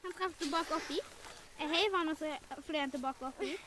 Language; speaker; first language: Norwegian; early bilingual, other home language; Thai